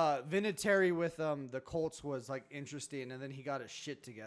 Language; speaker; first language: English; native; English